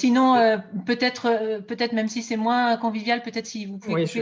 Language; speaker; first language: French; native; French